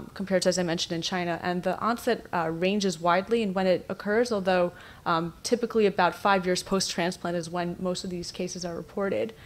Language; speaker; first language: English; native; English